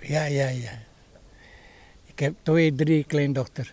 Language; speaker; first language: Dutch; non-native, learner; Indonesian